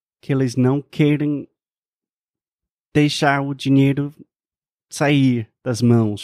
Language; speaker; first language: Portuguese; non-native, fluent; English